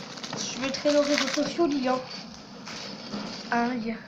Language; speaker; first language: French; native; French